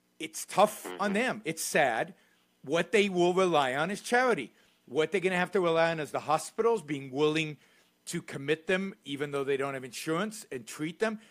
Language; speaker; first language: English; native; English